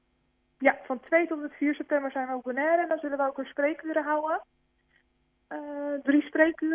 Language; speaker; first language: Dutch; native; Dutch